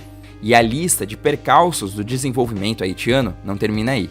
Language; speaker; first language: Portuguese; native; Portuguese